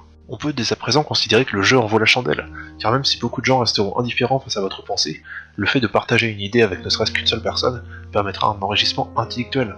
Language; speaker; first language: French; native; French